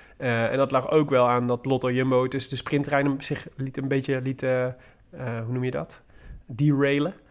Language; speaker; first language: Dutch; native; Dutch